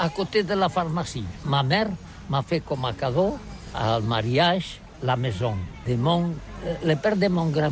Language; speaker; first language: French; non-native, learner; Catalan